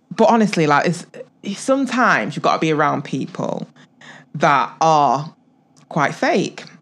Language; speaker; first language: English; native; English